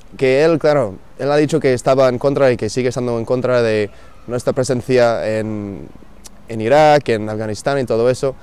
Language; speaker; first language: Spanish; non-native, fluent; English